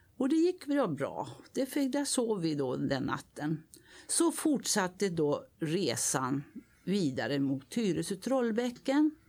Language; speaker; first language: Swedish; native; Swedish